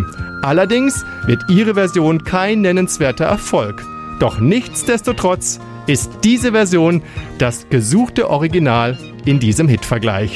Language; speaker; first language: German; native; German